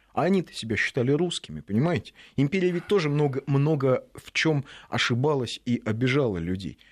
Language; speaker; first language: Russian; native; Russian